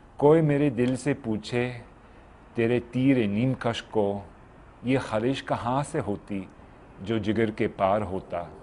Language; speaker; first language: Urdu; non-native, fluent; English